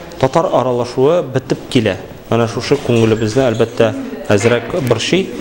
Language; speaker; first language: Tatar; non-native, local second language; Russian